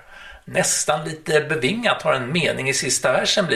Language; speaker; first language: Swedish; native; Swedish